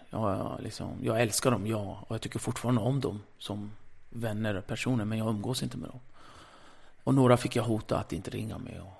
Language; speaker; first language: Swedish; early bilingual, other home language; Kurdish